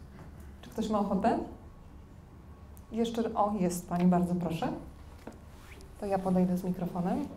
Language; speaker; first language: Polish; native; Polish